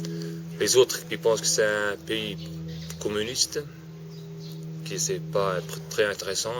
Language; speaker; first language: French; non-native, fluent; Bosnian